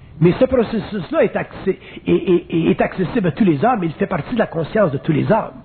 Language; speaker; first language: French; native; French